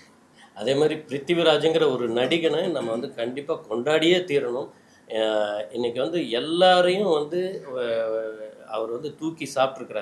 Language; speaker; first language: Tamil; native; Tamil